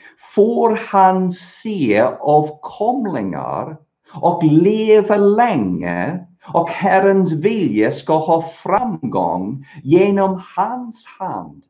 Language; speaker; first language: Swedish; non-native, fluent; English